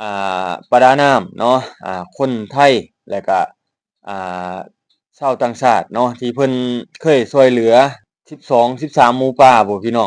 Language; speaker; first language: Thai; non-native, local second language; Northeastern Thai